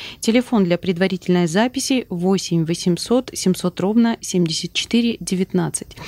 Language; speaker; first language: Russian; native; Russian